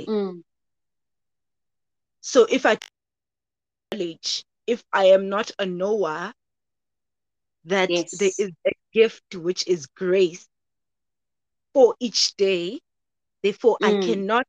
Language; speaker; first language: English; non-native, local second language; Zulu